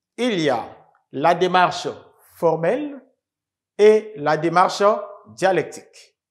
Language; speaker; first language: French; native; French